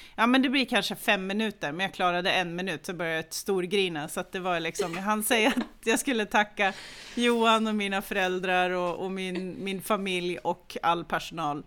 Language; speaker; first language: Swedish; native; Swedish